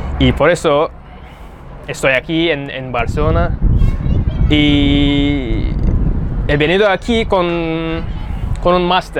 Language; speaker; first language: Spanish; non-native, fluent; Turkish